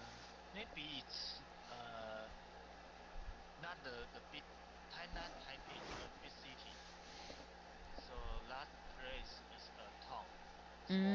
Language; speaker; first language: English; non-native, learner; Chinese